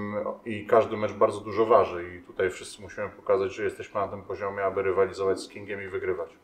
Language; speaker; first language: Polish; native; Polish